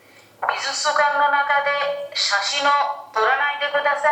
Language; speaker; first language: Japanese; non-native, learner; Bangla